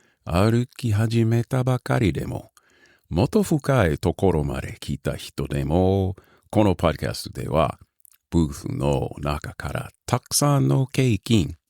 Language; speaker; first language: Japanese; non-native, learner; English